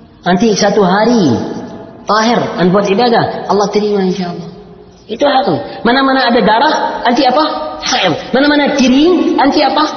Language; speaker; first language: Indonesian; non-native, learner; Arabic